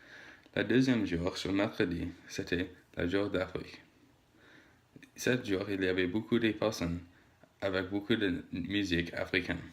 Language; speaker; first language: French; non-native, learner; English